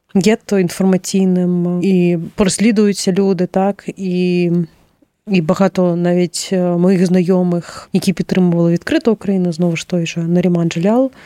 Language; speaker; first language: Ukrainian; non-native, local second language; Russian